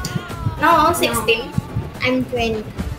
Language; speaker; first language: English; non-native, learner; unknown